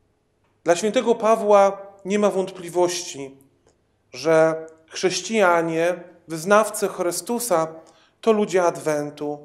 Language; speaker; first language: Polish; native; Polish